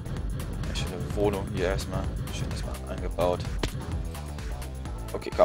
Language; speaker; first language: German; native; German